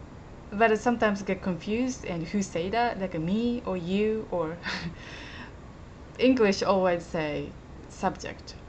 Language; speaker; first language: English; non-native, fluent; Japanese